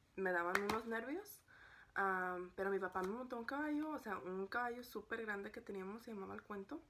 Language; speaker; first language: Spanish; early bilingual, heritage; Spanish